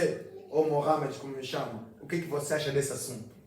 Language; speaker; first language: Portuguese; non-native, fluent; Lingala